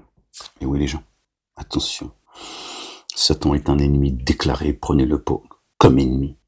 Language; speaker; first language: French; native; French